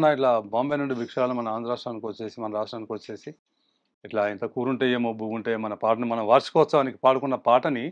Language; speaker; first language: Telugu; native; Telugu